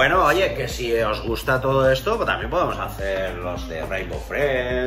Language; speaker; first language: Spanish; native; Spanish